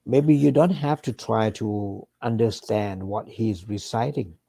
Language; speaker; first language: English; non-native, fluent; Thai